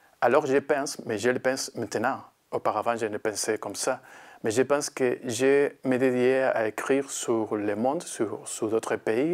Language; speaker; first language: French; non-native, learner; Spanish